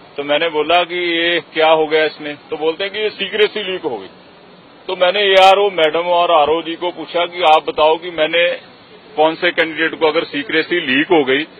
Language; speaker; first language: Hindi; non-native, local second language; Punjabi